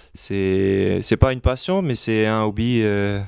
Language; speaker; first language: French; native; French